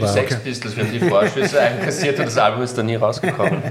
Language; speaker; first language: German; native; German